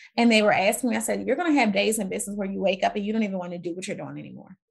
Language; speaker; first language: English; native; English